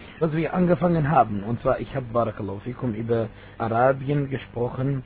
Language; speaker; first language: German; non-native, fluent; Arabic